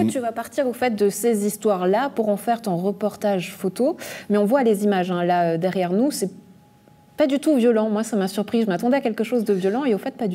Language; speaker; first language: French; native; French